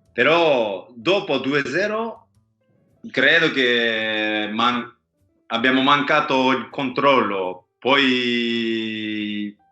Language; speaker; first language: Italian; non-native, learner; Japanese